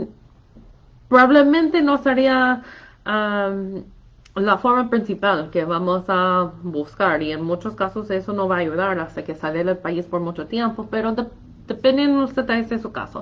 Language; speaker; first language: Spanish; non-native, fluent; English